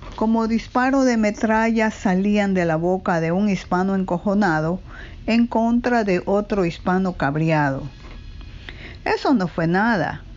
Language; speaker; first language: Spanish; native; Spanish